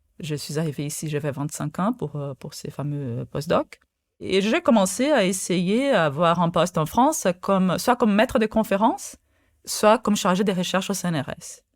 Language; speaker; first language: French; non-native, fluent; Portuguese